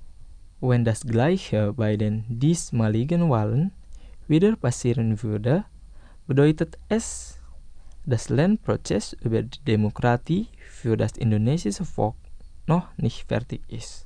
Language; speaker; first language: German; non-native, fluent; Indonesian